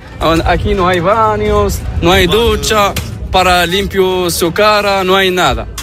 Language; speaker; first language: Spanish; non-native, learner; Arabic